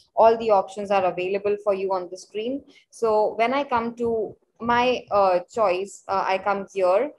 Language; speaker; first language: English; non-native, local second language; Hindi